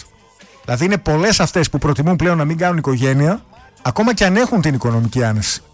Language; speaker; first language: Greek; native; Greek